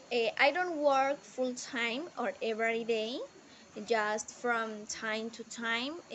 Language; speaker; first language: English; non-native, learner; Spanish